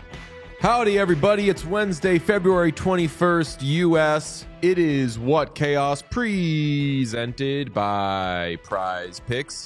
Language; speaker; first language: English; native; English